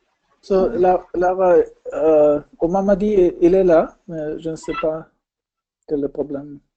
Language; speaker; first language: French; non-native, learner; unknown